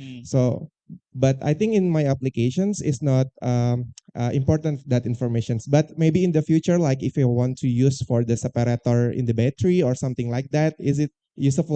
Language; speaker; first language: English; non-native, learner; Indonesian